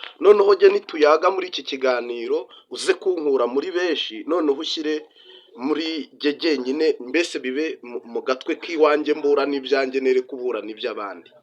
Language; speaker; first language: Kinyarwanda; native; Kinyarwanda